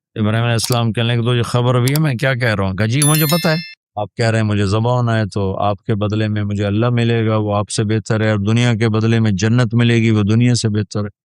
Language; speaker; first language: Urdu; non-native, local second language; Punjabi